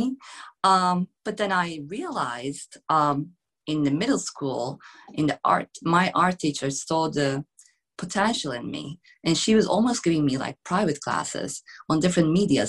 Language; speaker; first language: English; non-native, fluent; Turkish